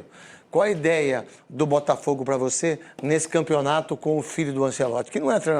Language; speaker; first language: Portuguese; native; Portuguese